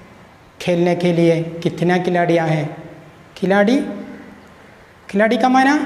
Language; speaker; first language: Hindi; non-native, local second language; Malayalam